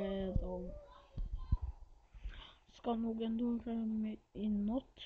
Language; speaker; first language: Swedish; early bilingual, other home language; French